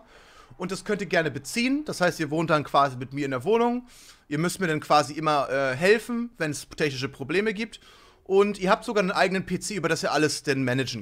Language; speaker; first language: German; native; German